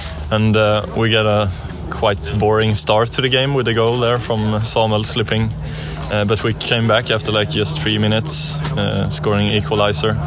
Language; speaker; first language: English; non-native, fluent; Swedish